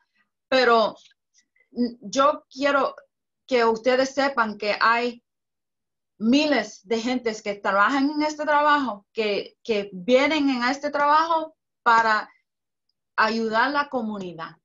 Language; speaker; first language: Spanish; early bilingual, heritage; Spanish